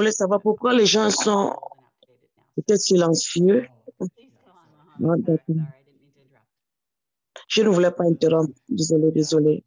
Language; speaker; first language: French; non-native, learner; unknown